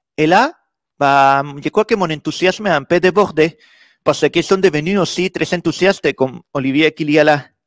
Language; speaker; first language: French; non-native, fluent; Spanish